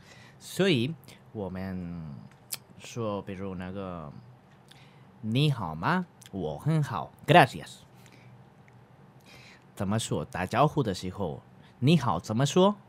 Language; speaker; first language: Chinese; non-native, learner; Spanish